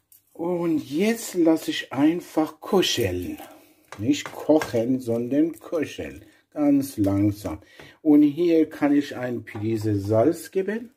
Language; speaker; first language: German; non-native, learner; Persian